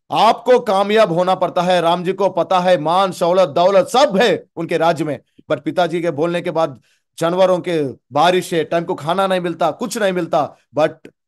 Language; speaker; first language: Hindi; non-native, local second language; Telugu